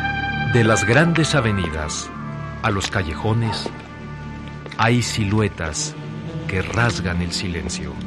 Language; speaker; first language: Spanish; native; Spanish